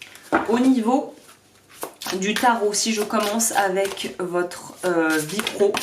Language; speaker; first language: French; native; French